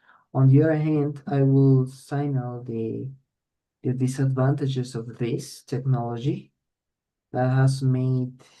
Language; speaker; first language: English; non-native, fluent; Spanish